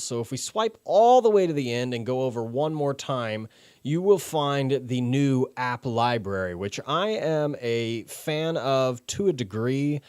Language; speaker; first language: English; native; English